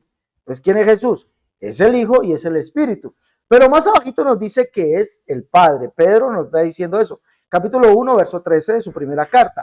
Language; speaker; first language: Spanish; native; Spanish